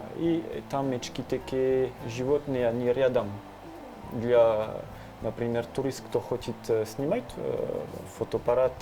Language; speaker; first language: Russian; non-native, learner; French